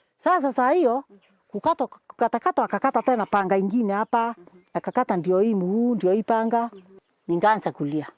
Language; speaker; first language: Swahili; non-native, local second language; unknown